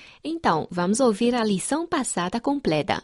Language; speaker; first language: Portuguese; non-native, fluent; Chinese